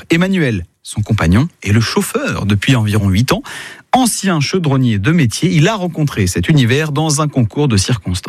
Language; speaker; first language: French; native; French